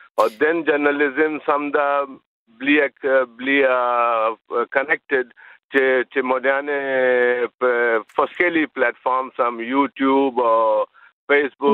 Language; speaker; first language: Danish; non-native, learner; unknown